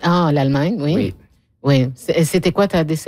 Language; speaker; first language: French; native; French